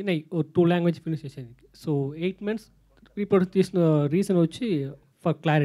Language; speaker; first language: Telugu; non-native, local second language; Tamil